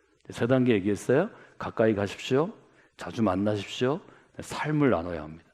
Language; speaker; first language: Korean; native; Korean